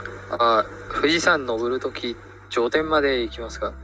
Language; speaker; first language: Japanese; non-native, learner; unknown